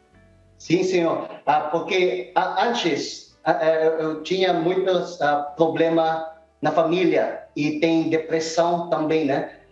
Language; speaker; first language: Portuguese; non-native, learner; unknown